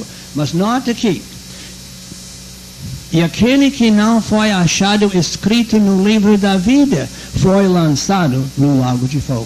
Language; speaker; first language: Portuguese; non-native, fluent; English